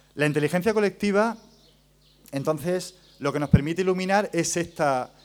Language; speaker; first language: Spanish; native; Spanish